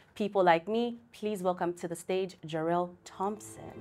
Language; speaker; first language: English; non-native, local second language; Bemba